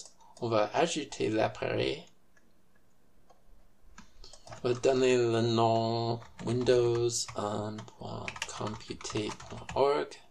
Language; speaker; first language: French; non-native, fluent; English